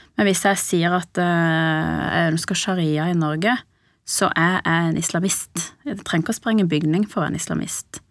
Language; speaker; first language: Norwegian; early bilingual, other home language; Persian